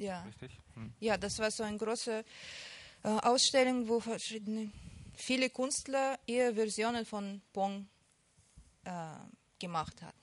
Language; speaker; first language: German; non-native, fluent; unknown